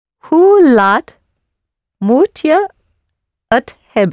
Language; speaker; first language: Dutch; non-native, learner; English